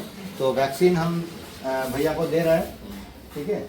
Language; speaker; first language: Hindi; non-native, local second language; Bangla